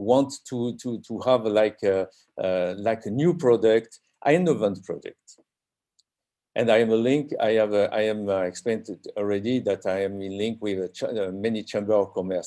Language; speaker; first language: English; non-native, learner; French